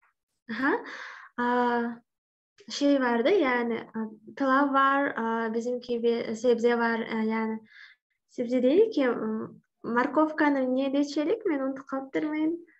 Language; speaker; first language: Turkish; non-native, learner; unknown